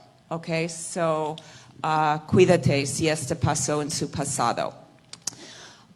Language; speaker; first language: Spanish; non-native, fluent; English